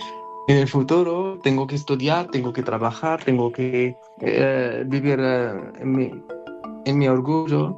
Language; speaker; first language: Spanish; non-native, local second language; Arabic